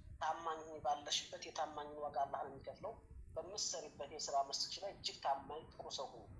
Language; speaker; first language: Amharic; native; Amharic